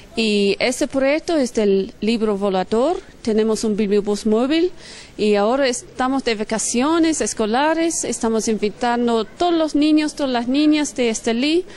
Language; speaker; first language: Spanish; non-native, fluent; English